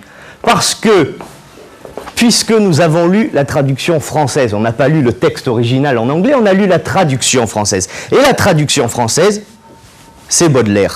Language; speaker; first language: French; native; French